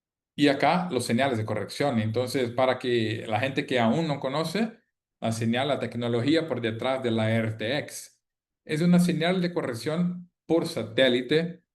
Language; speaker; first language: Spanish; non-native, fluent; Portuguese